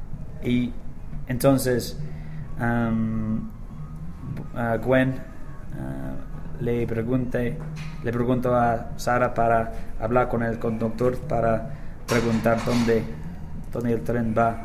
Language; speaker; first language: Spanish; non-native, learner; English